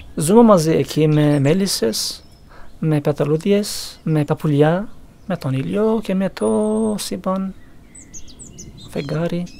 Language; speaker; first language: Greek; non-native, learner; Turkish